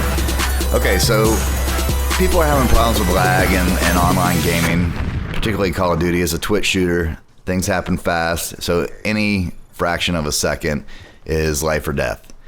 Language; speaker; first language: English; native; English